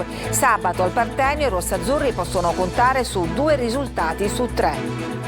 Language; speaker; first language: Italian; native; Italian